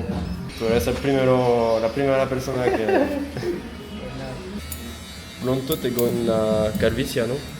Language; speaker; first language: Spanish; non-native, learner; French